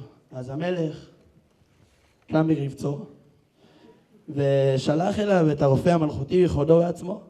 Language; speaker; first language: Hebrew; native; Hebrew